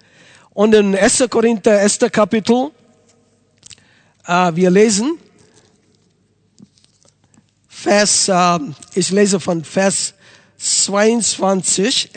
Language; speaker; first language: German; non-native, fluent; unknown